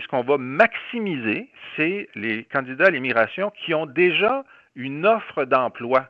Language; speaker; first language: French; native; French